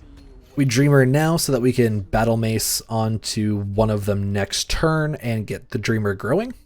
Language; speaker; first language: English; native; English